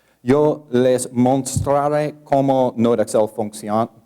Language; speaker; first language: Spanish; non-native, learner; English